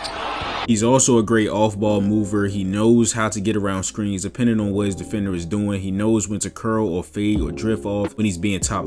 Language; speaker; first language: English; native; English